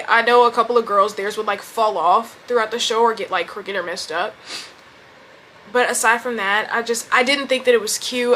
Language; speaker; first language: English; native; English